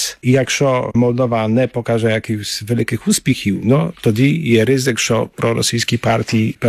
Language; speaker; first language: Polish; non-native, learner; Ukrainian